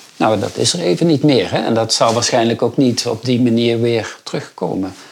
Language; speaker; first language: Dutch; native; Dutch